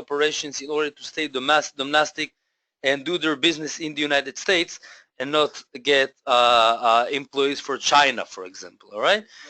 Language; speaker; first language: English; non-native, fluent; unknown